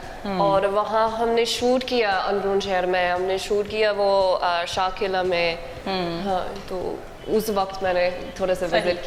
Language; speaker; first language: Hindi; non-native, learner; English